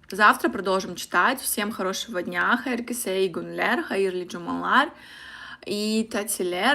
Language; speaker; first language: Russian; native; Russian